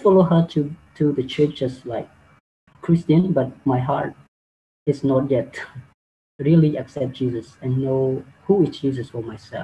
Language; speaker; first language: English; non-native, learner; Khmer